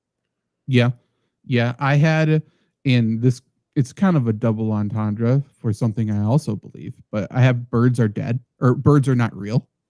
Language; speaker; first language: English; native; English